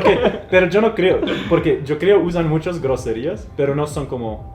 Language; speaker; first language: Spanish; non-native, fluent; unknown